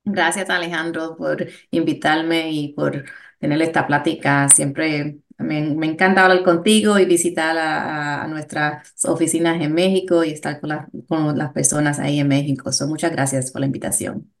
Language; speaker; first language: Spanish; early bilingual, heritage; Spanish